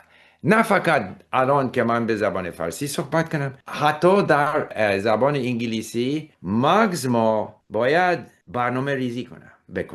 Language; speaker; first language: Persian; non-native, learner; English